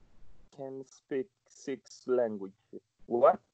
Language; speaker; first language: English; non-native, learner; Spanish